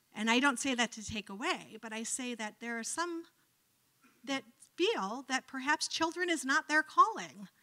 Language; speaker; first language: English; native; English